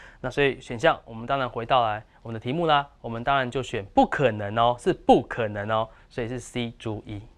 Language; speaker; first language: Chinese; native; Chinese